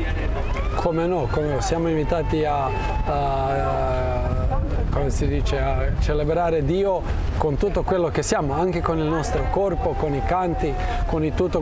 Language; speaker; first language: Italian; non-native, fluent; Croatian